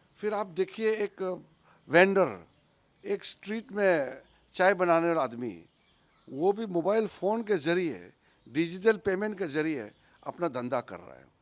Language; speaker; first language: Hindi; non-native, local second language; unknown